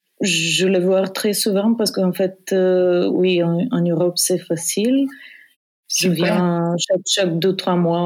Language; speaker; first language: French; non-native, fluent; Bulgarian